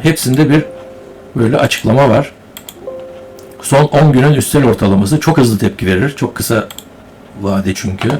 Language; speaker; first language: Turkish; native; Turkish